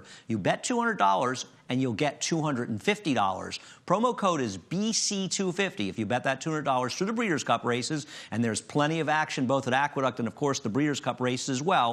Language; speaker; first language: English; native; English